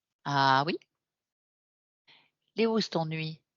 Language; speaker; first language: French; native; French